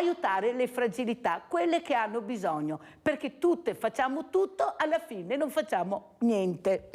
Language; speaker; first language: Italian; native; Italian